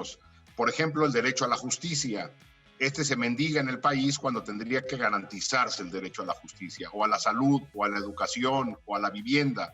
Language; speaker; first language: Spanish; native; Spanish